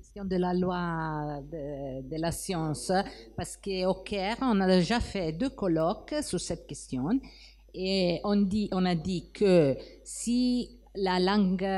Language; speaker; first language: French; non-native, fluent; Italian